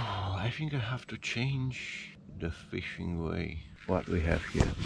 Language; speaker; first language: English; non-native, learner; Romanian